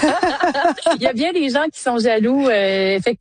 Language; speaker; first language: French; native; French